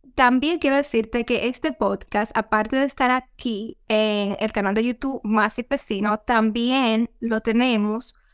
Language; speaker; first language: Spanish; native; Spanish